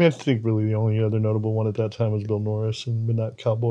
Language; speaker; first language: English; native; English